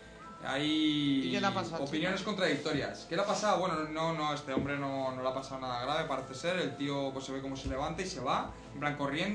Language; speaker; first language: Spanish; native; Spanish